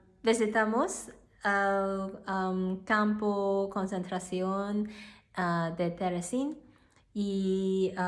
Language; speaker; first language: Spanish; non-native, learner; Cantonese